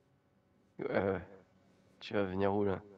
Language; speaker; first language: French; native; French